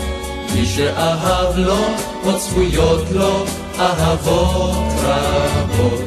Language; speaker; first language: Hebrew; native; Hebrew